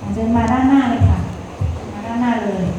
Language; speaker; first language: Thai; native; Thai